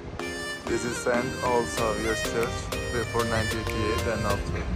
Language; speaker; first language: English; non-native, local second language; Bangla